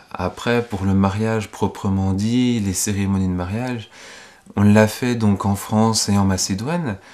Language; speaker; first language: French; native; French